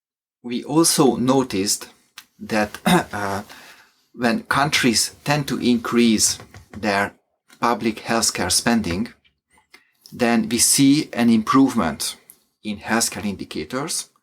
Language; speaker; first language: English; non-native, fluent; Hungarian